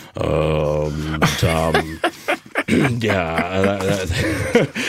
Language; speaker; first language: English; native; English